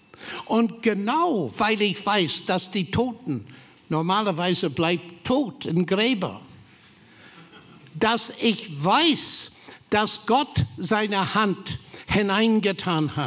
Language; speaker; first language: German; non-native, fluent; English